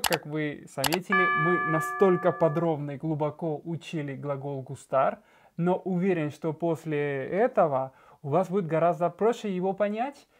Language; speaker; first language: Russian; non-native, fluent; Spanish